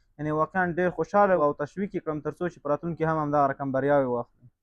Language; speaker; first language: Pashto; native; Pashto